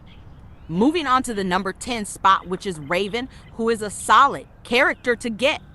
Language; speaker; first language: English; native; English